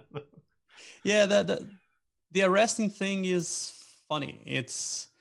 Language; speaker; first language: English; non-native, fluent; Portuguese